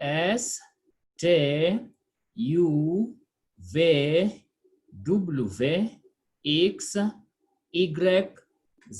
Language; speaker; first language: French; non-native, fluent; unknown